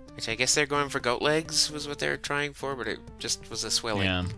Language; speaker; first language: English; native; English